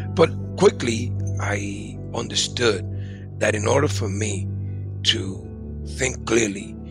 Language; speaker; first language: English; early bilingual, other home language; Spanish